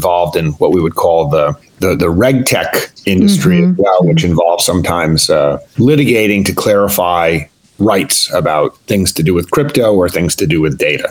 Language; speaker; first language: English; native; English